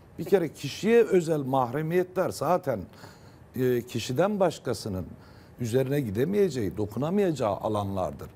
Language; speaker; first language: Turkish; native; Turkish